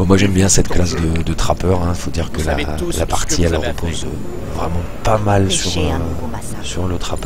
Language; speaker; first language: French; native; French